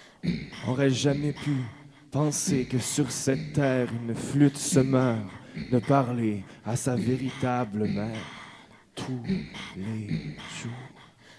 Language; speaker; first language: French; native; French